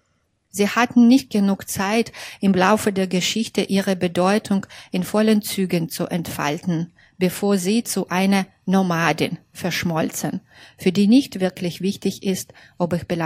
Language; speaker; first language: German; non-native, fluent; Belarusian